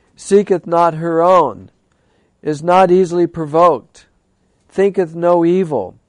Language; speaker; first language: English; native; English